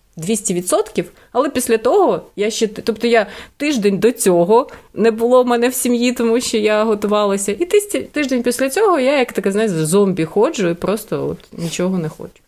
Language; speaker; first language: Ukrainian; native; Ukrainian